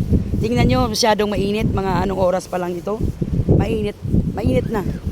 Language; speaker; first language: Filipino; non-native, local second language; Hiligaynon